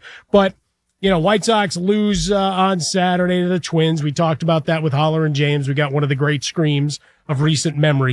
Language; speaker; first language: English; native; English